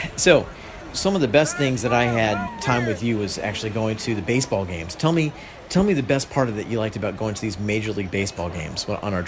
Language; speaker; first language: English; native; English